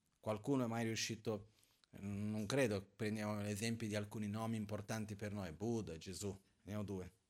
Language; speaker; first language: Italian; non-native, fluent; Portuguese